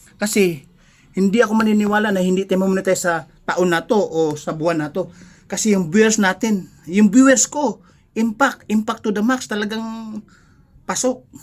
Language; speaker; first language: Filipino; non-native, local second language; Cebuano